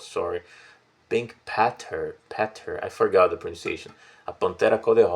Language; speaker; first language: English; non-native, fluent; Portuguese